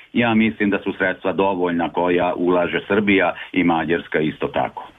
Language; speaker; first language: Serbian; early bilingual, heritage; Serbian